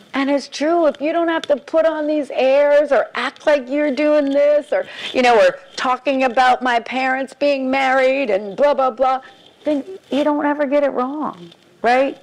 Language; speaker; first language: English; native; English